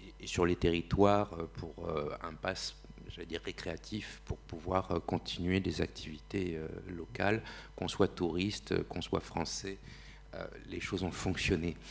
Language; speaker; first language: French; native; French